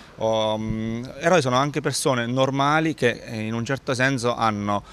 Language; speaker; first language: Italian; native; Italian